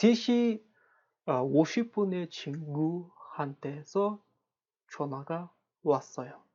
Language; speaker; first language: Korean; non-native, fluent; Kazakh